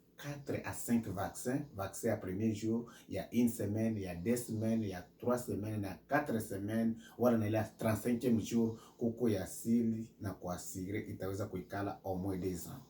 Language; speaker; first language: Swahili; native; Swahili